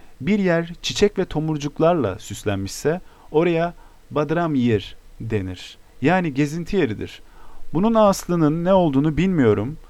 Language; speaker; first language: Turkish; native; Turkish